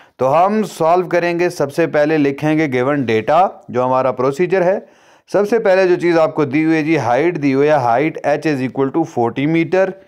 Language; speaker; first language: Urdu; non-native, local second language; Punjabi